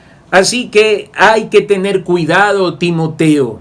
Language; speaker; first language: Spanish; native; Spanish